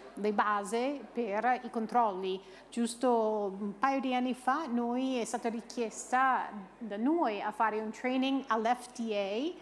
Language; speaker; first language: Italian; non-native, fluent; English